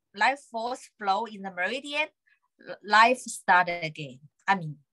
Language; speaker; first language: English; non-native, fluent; Chinese